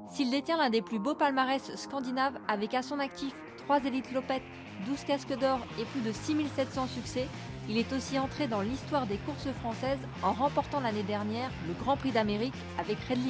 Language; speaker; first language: French; native; French